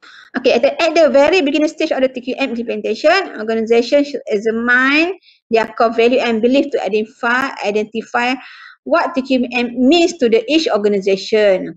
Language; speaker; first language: English; non-native, local second language; Malay